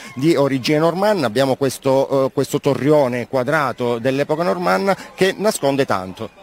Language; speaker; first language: Italian; native; Italian